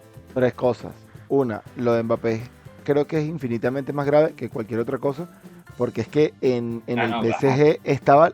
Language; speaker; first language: Spanish; native; Spanish